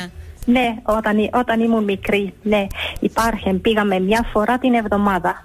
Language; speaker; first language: Greek; early bilingual, heritage; Finnish